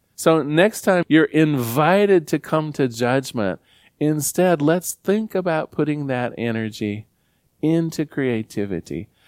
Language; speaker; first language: English; native; English